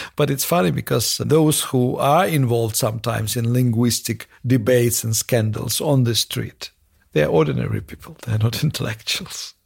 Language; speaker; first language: English; non-native, fluent; Russian